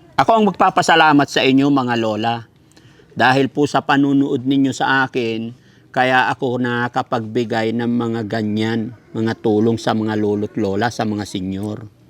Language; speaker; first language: Filipino; native; Filipino